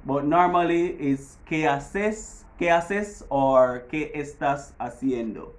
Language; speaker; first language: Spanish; non-native, learner; English